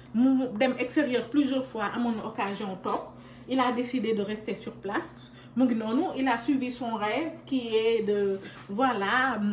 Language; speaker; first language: French; non-native, local second language; Wolof